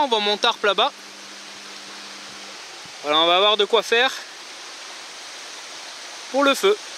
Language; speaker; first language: French; native; French